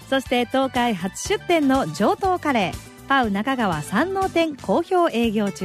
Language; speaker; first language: Japanese; native; Japanese